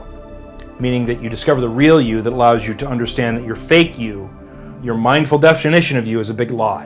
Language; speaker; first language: English; native; English